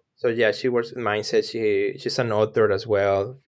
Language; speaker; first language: English; non-native, fluent; Spanish